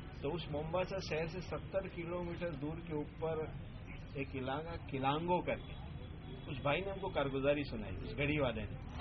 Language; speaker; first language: Urdu; native; Urdu